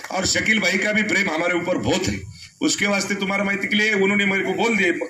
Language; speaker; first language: Hindi; non-native, local second language; Marathi